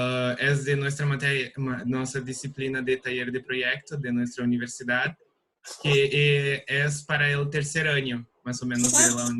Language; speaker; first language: Spanish; non-native, learner; Portuguese